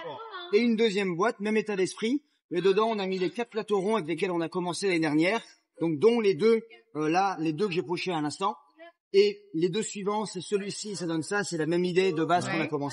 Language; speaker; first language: French; native; French